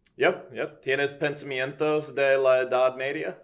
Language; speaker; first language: Spanish; non-native, fluent; English